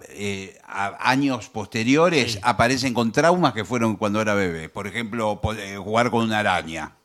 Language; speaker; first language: Spanish; native; Spanish